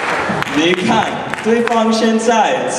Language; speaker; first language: Chinese; non-native, learner; English